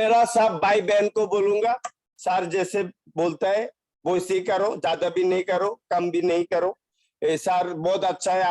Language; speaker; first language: Hindi; non-native, fluent; Bangla